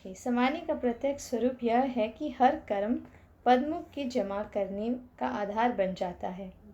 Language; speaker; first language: Hindi; non-native, local second language; Marathi